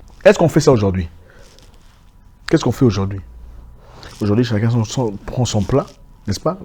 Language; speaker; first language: French; native; French